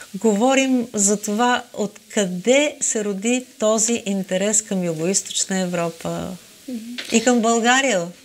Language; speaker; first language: Bulgarian; native; Bulgarian